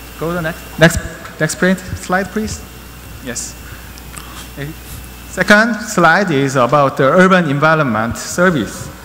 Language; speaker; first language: English; non-native, learner; Korean